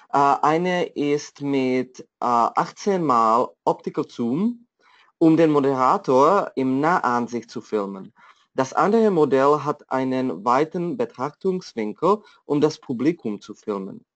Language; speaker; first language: German; non-native, fluent; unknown